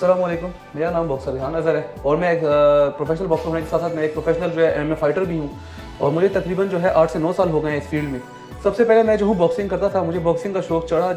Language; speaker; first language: Urdu; non-native, local second language; Pashto